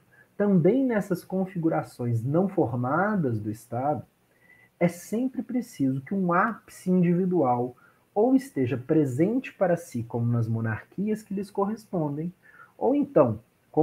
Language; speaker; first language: Portuguese; native; Portuguese